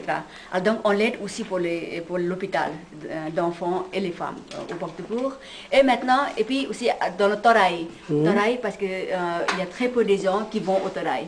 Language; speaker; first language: French; non-native, learner; Nepali